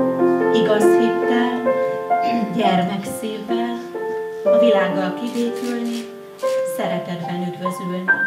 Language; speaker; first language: Hungarian; native; Hungarian